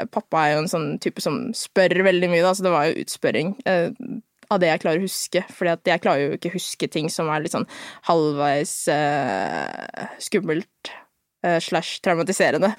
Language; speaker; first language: Norwegian; early bilingual, other home language; Filipino